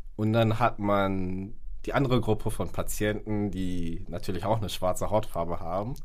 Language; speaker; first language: German; early bilingual, other home language; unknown